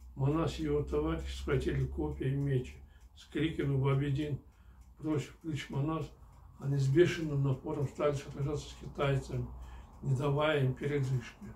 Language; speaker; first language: Russian; non-native, local second language; Kyrgyz